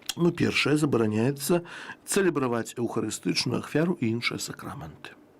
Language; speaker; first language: Belarusian; native; Belarusian